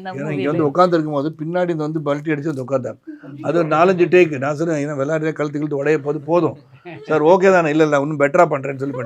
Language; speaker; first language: Tamil; native; Tamil